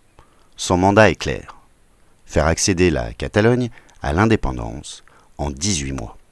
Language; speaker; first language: French; native; French